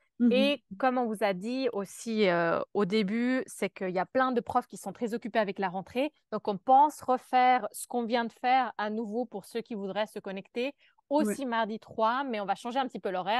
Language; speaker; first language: French; native; French